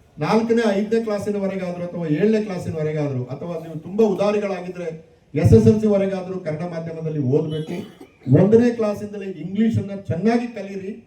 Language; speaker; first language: Kannada; non-native, local second language; Tulu